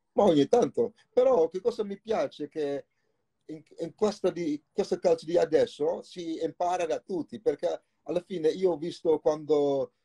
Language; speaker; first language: Italian; non-native, fluent; Dutch